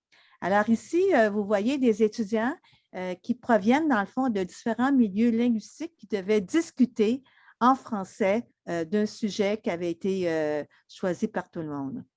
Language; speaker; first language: French; native; French